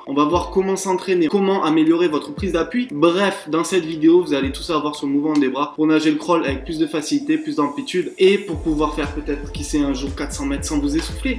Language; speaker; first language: French; native; French